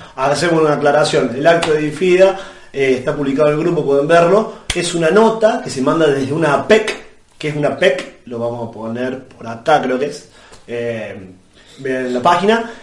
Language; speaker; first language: Spanish; native; Spanish